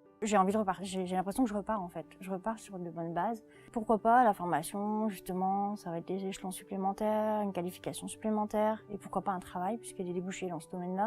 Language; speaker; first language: French; native; French